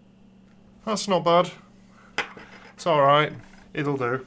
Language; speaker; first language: English; native; English